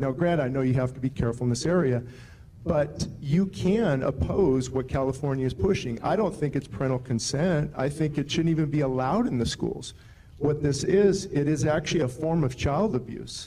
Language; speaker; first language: English; native; English